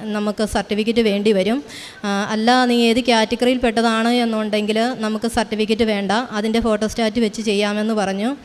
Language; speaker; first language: Malayalam; native; Malayalam